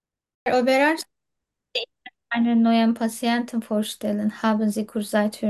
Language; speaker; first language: German; non-native, learner; Turkish